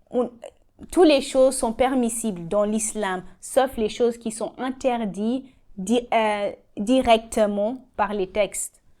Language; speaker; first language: French; non-native, learner; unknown